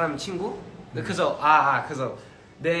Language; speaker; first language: Korean; early bilingual, heritage; Korean